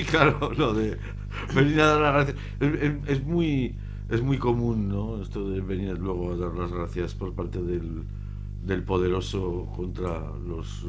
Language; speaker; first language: Spanish; native; Spanish